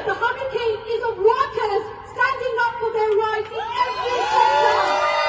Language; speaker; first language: English; native; English